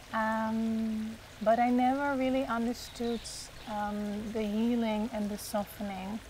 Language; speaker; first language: English; non-native, fluent; Dutch